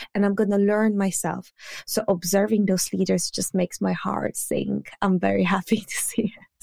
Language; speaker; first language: English; non-native, fluent; Polish